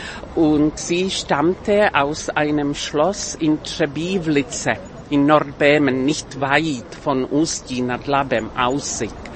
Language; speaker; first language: German; non-native, fluent; Czech